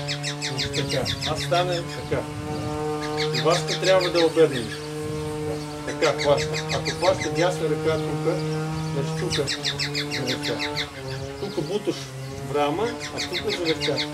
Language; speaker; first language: Bulgarian; non-native, learner; Russian